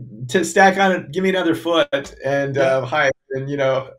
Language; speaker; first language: English; native; English